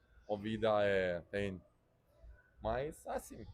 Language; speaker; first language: Portuguese; non-native, learner; Turkish